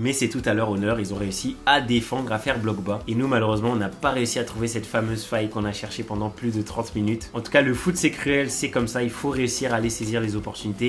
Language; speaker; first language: French; native; French